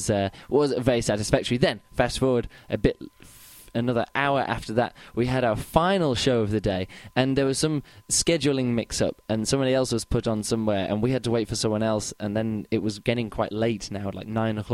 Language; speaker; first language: English; native; English